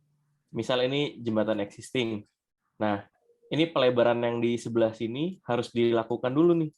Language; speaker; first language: Indonesian; native; Indonesian